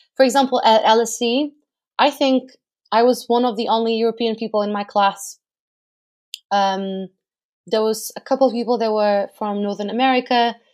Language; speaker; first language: English; non-native, fluent; Portuguese